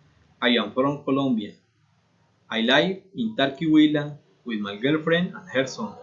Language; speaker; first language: English; non-native, learner; Spanish